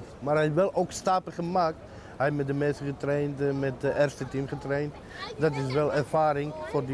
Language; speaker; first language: Dutch; non-native, local second language; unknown